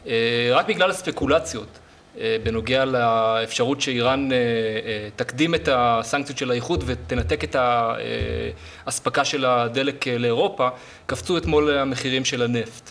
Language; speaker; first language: Hebrew; native; Hebrew